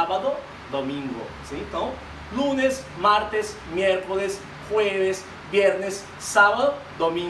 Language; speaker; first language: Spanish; non-native, fluent; Portuguese